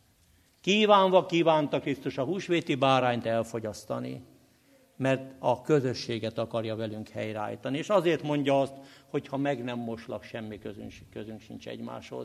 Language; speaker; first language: Hungarian; native; Hungarian